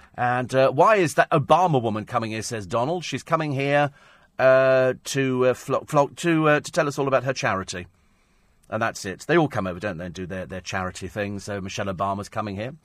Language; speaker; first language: English; native; English